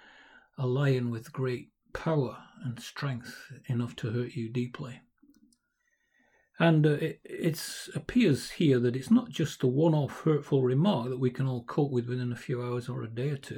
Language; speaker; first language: English; native; English